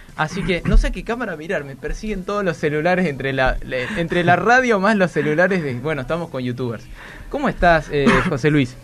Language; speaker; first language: Spanish; native; Spanish